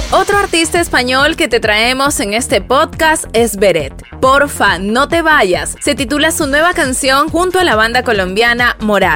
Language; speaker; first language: Spanish; native; Spanish